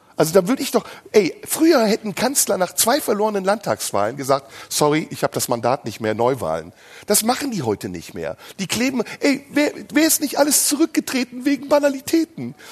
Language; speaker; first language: German; early bilingual, other home language; Turkish